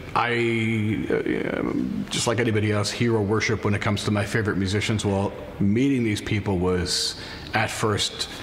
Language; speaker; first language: English; native; English